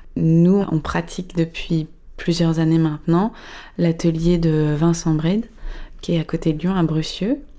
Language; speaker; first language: French; native; French